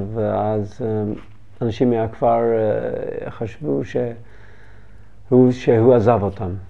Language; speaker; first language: Hebrew; non-native, learner; English